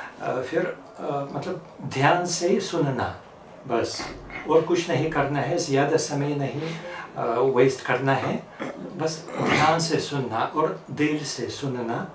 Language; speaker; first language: Hindi; non-native, fluent; Russian